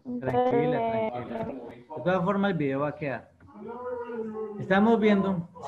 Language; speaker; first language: Spanish; native; Spanish